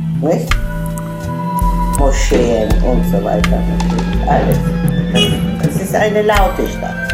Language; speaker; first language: German; non-native, fluent; Turkish